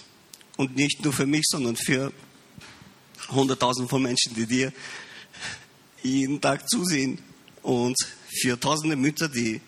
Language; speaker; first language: German; early bilingual, heritage; Romanian